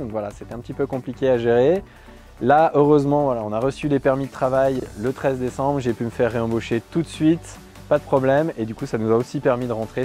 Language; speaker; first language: French; native; French